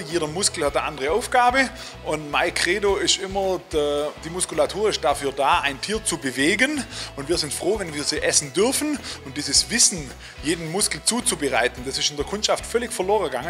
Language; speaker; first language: German; native; German